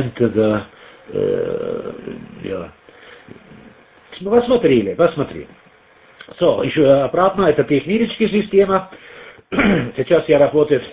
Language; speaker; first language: Russian; non-native, learner; German